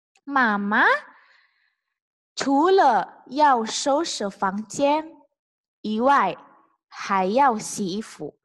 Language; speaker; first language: Chinese; non-native, fluent; Indonesian